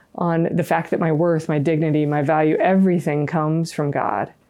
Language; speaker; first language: English; native; English